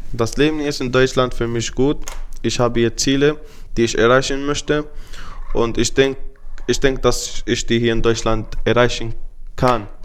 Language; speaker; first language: German; non-native, fluent; Arabic